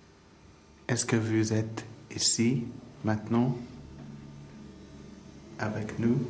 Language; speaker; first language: French; non-native, learner; English